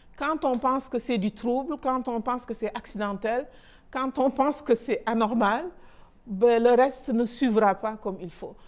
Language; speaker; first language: French; non-native, local second language; Wolof